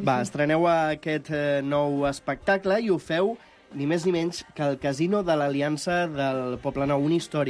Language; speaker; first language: Catalan; native; Catalan